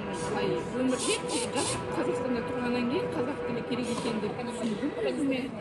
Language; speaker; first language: Kazakh; non-native, local second language; Russian